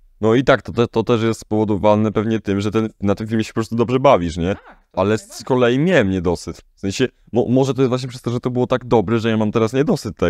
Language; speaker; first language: Polish; native; Polish